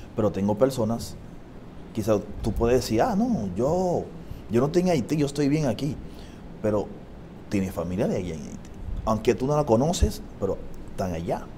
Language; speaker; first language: Spanish; non-native, fluent; Haitian Creole